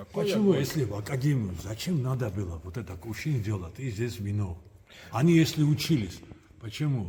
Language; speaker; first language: Russian; non-native, fluent; Georgian